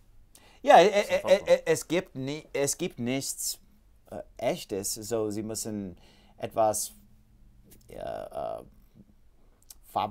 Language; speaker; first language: German; non-native, learner; English